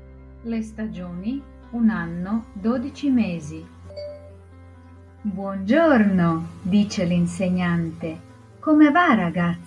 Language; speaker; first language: Italian; non-native, fluent; Croatian